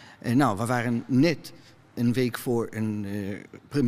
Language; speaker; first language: Dutch; non-native, fluent; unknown